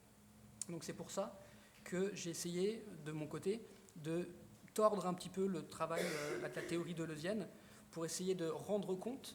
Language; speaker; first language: French; native; French